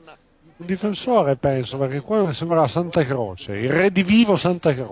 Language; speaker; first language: Italian; native; Italian